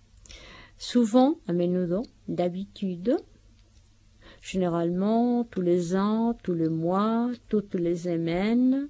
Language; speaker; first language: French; non-native, fluent; Spanish